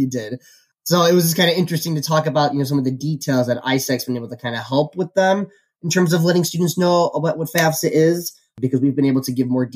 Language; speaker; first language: English; native; English